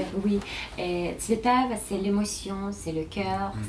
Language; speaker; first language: French; non-native, learner; Russian